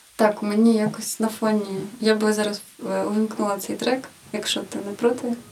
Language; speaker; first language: Ukrainian; native; Ukrainian